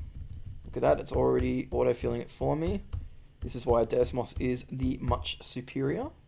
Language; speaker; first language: English; native; English